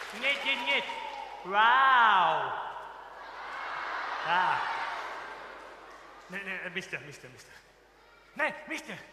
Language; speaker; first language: Russian; non-native, learner; German